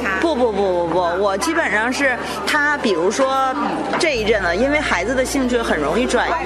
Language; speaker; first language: Chinese; native; Chinese